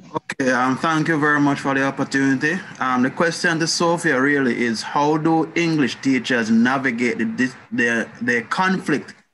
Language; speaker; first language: English; non-native, fluent; Spanish